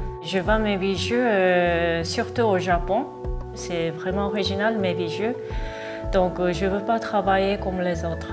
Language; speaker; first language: French; non-native, fluent; Japanese